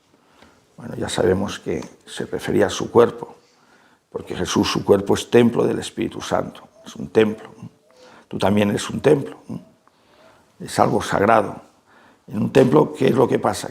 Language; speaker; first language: Spanish; native; Spanish